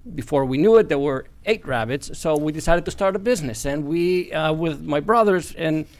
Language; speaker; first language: English; non-native, fluent; Spanish